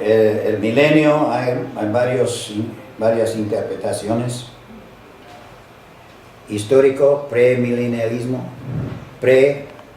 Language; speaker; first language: Spanish; non-native, fluent; English